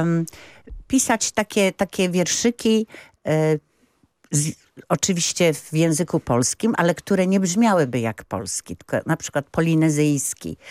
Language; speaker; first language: Polish; native; Polish